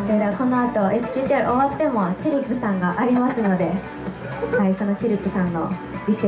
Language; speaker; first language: Japanese; native; Japanese